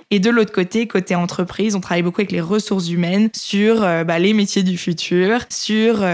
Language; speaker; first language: French; native; French